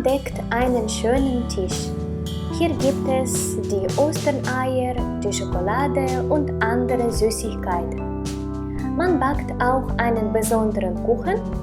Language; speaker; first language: German; non-native, fluent; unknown